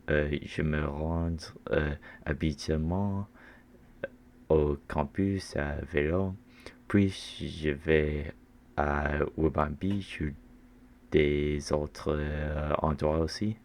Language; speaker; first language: French; non-native, learner; English